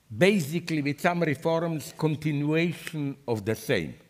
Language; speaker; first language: English; non-native, fluent; Slovenian